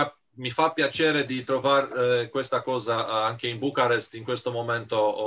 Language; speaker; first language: Italian; non-native, fluent; Romanian